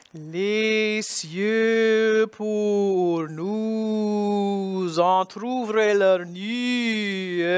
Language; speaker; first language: French; non-native, fluent; English